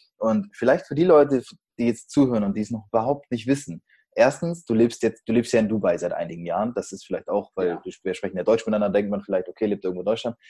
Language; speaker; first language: German; native; German